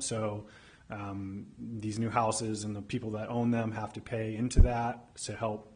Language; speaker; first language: English; native; English